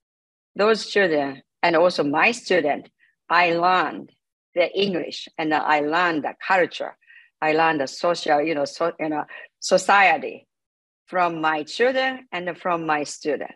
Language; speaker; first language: English; non-native, learner; Japanese